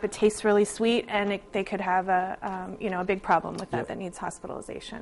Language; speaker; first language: English; native; English